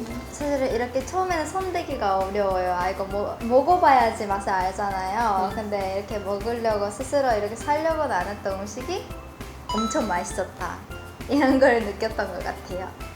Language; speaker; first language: Korean; non-native, fluent; Japanese